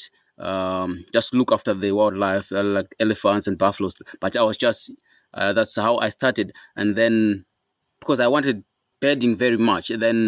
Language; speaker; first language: English; non-native, local second language; Shona